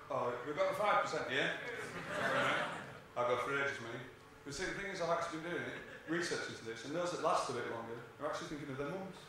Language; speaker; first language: English; native; English